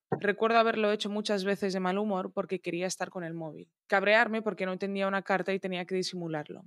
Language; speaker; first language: Spanish; early bilingual, other home language; Arabic